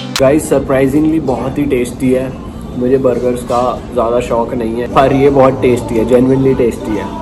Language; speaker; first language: Hindi; native; Hindi